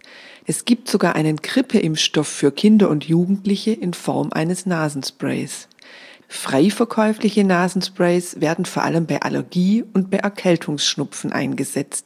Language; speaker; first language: German; native; German